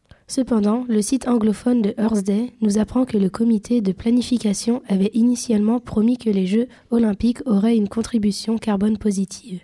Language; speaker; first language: French; native; French